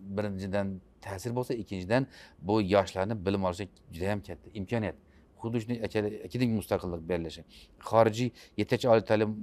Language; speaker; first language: Uzbek; native; Uzbek